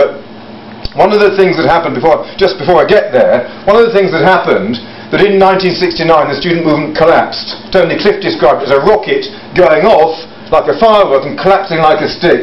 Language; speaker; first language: English; native; English